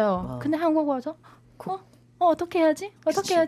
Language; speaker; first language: Korean; non-native, learner; Vietnamese